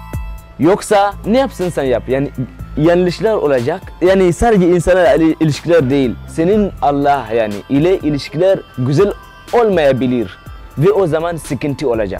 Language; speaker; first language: Turkish; non-native, fluent; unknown